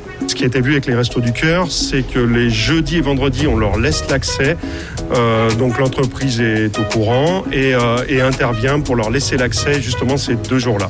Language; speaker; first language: French; native; French